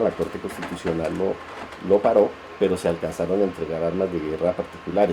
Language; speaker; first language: Spanish; native; Spanish